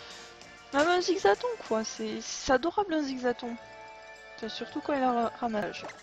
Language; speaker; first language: French; native; French